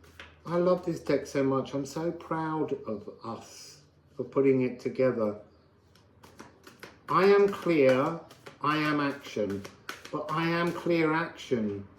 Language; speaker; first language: English; native; English